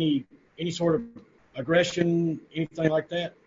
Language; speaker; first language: English; native; English